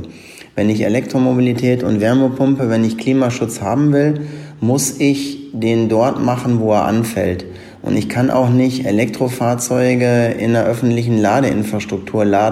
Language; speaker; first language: German; native; German